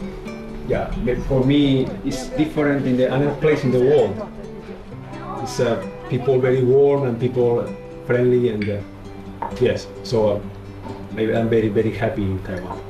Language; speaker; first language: English; non-native, learner; Spanish